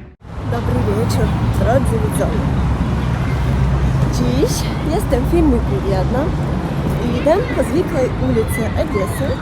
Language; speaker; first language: Polish; non-native, learner; Russian